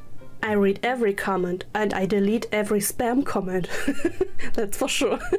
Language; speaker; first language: English; non-native, learner; German